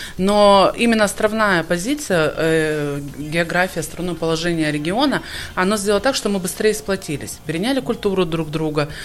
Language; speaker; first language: Russian; native; Russian